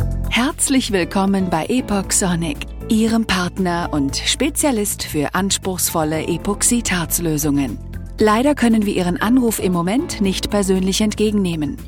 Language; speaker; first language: German; native; German